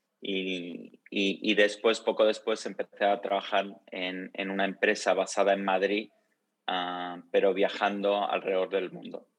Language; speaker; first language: Spanish; early bilingual, other home language; Italian